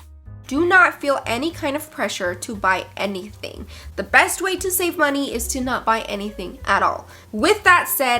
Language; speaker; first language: English; native; English